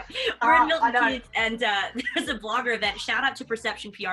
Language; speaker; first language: English; native; English